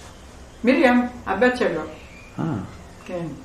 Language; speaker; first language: Hebrew; non-native, fluent; Arabic